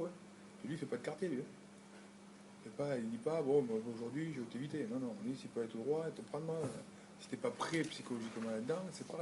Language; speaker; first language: French; native; French